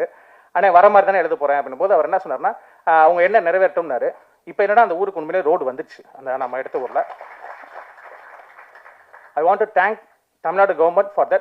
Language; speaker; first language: Tamil; native; Tamil